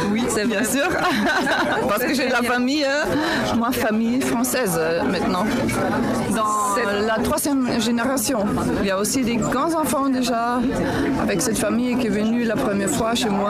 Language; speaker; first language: French; non-native, fluent; German